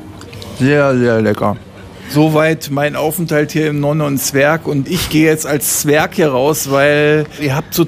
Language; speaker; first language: German; native; German